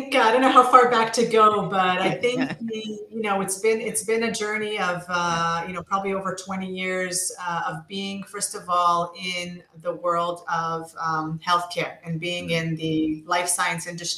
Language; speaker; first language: English; native; English